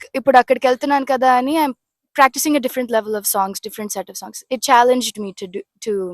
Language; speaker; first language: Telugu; early bilingual, heritage; Telugu